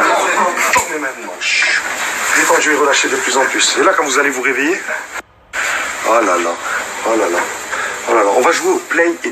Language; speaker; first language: French; native; French